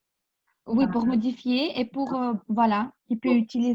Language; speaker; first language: French; non-native, fluent; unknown